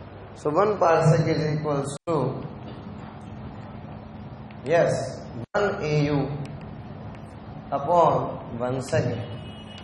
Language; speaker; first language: Hindi; native; Hindi